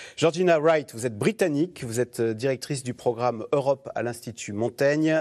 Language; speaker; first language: French; native; French